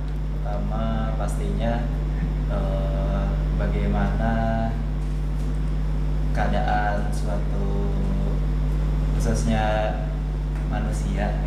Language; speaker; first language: Indonesian; native; Indonesian